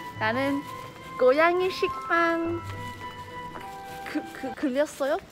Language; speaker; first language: Korean; non-native, learner; English